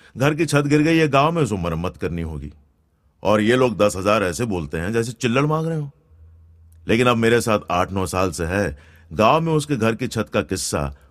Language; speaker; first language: Hindi; non-native, local second language; Gujarati